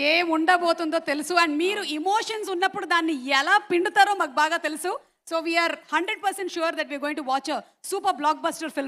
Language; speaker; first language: Telugu; native; Telugu